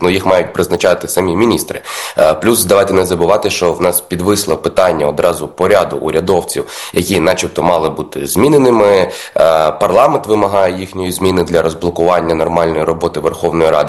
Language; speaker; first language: Ukrainian; native; Ukrainian